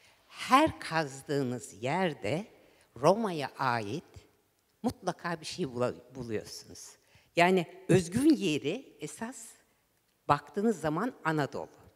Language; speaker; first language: Turkish; native; Turkish